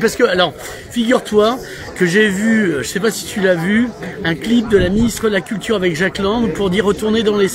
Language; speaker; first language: French; native; French